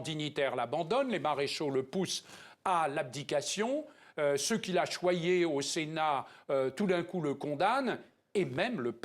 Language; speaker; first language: French; native; French